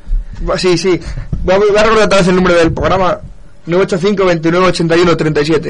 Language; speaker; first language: Spanish; native; Spanish